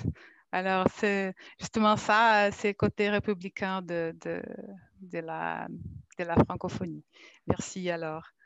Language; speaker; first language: French; non-native, fluent; Portuguese